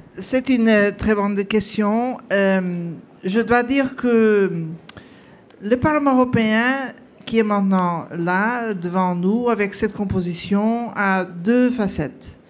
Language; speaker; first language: French; non-native, fluent; Portuguese